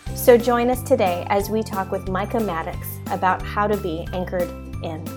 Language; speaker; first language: English; native; English